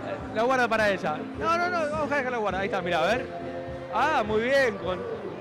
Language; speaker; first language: Spanish; native; Spanish